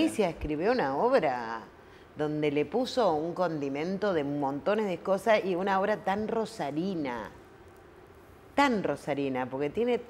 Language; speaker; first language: Spanish; native; Spanish